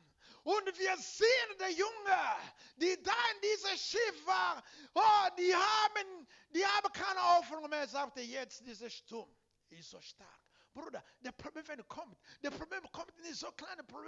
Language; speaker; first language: German; non-native, learner; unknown